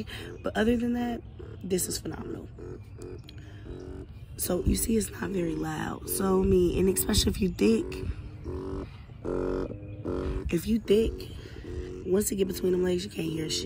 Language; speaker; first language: English; native; English